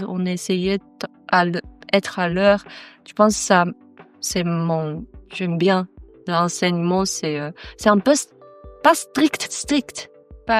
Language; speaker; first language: French; non-native, learner; Chinese